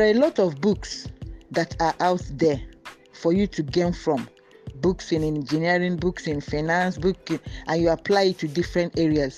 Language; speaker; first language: English; non-native, local second language; Igbo